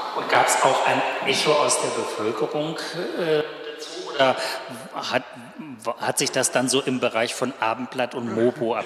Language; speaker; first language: German; native; German